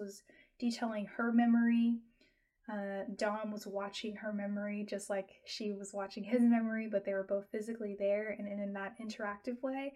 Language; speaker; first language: English; native; English